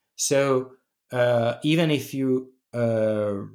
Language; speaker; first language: English; non-native, fluent; Italian